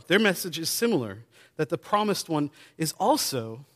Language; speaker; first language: English; native; English